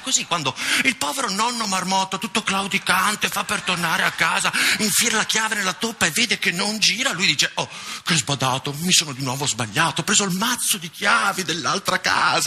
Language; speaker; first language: Italian; native; Italian